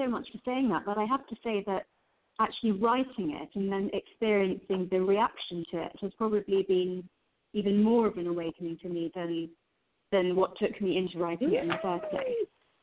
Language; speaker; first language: English; native; English